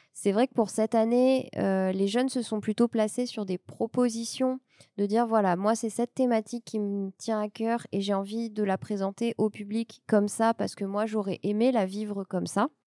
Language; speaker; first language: French; native; French